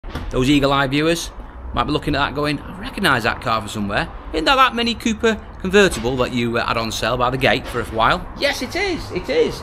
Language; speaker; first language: English; native; English